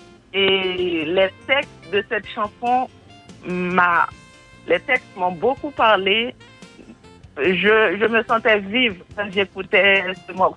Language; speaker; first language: French; non-native, local second language; Haitian Creole